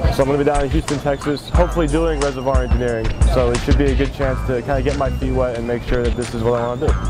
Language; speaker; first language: English; native; English